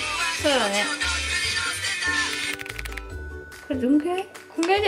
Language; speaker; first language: Japanese; native; Japanese